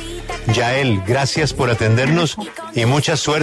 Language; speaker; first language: Spanish; native; Spanish